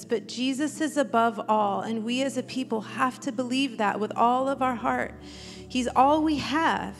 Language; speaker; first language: English; native; English